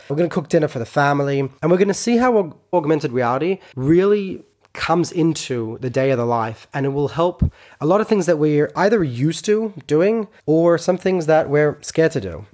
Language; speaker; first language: English; non-native, fluent; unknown